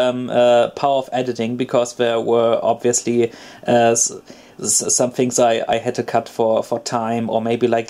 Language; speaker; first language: English; non-native, fluent; German